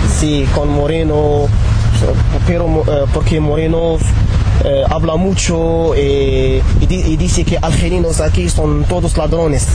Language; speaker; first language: Spanish; non-native, learner; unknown